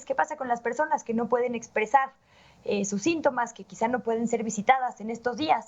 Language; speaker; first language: Spanish; native; Spanish